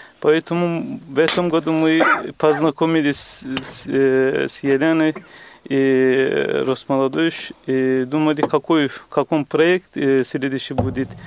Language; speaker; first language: Russian; non-native, fluent; Turkish